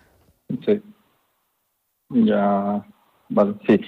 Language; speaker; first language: Spanish; non-native, fluent; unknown